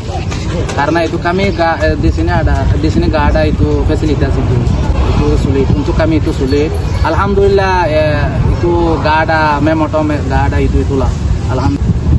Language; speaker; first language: Indonesian; non-native, learner; Rohingya